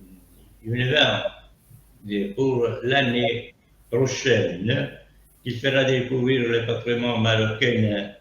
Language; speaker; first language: French; non-native, learner; Italian